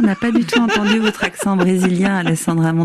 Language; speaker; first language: French; native; French